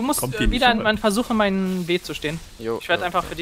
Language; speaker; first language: German; native; German